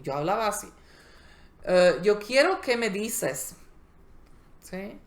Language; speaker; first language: Spanish; non-native, fluent; Slovak